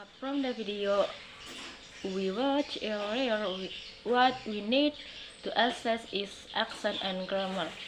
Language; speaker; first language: English; non-native, learner; Indonesian